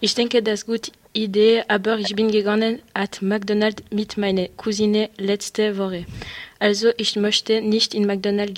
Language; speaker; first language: German; non-native, learner; French